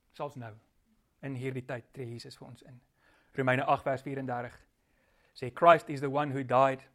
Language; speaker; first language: English; non-native, local second language; Afrikaans